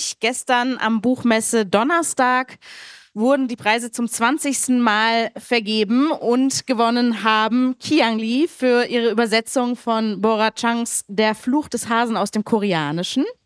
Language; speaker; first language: German; native; German